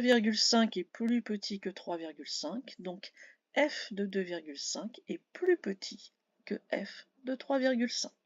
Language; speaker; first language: French; native; French